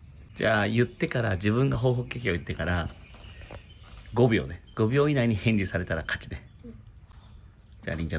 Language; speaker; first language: Japanese; native; Japanese